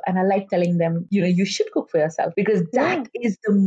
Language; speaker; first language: English; non-native, local second language; Hindi